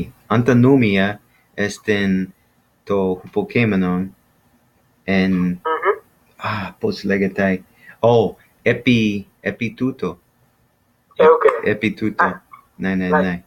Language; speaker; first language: Greek; non-native, learner; English